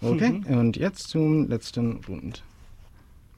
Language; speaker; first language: German; non-native, learner; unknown